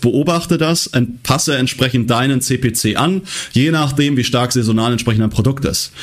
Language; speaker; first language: German; native; German